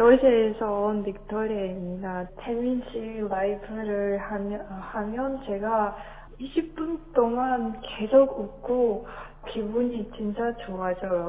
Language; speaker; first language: Korean; non-native, fluent; Russian